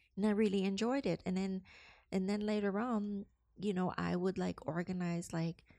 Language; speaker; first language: English; non-native, local second language; Cantonese